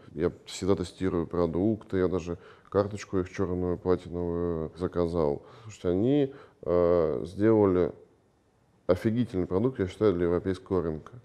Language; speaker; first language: Russian; native; Russian